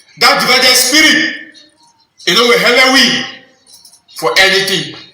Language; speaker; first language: Nigerian Pidgin; native; Nigerian Pidgin